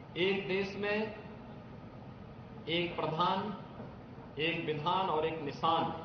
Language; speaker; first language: Hindi; native; Hindi